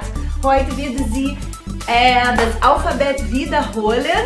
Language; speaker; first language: German; non-native, fluent; Portuguese